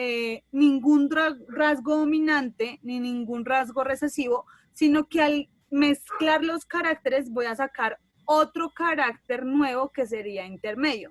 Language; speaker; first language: Spanish; native; Spanish